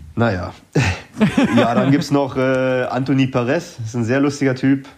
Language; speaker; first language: German; native; German